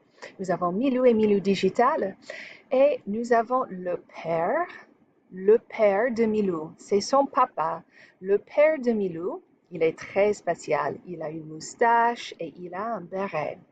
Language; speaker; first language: French; non-native, fluent; English